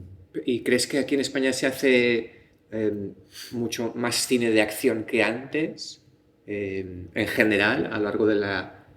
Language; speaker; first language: Spanish; native; Spanish